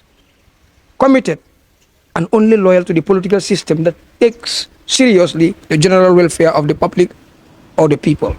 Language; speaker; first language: English; non-native, local second language; Fula